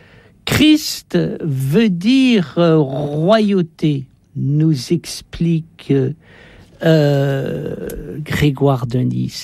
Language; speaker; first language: French; native; French